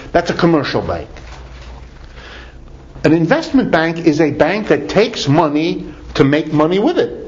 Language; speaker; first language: English; native; English